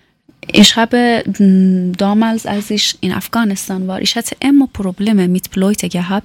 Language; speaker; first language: German; non-native, learner; Persian